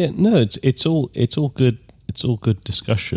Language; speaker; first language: English; native; English